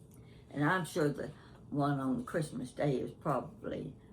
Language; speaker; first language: English; native; English